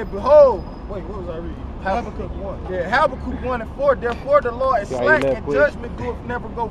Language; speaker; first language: English; native; English